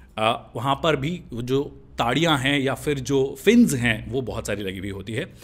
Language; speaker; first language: Hindi; native; Hindi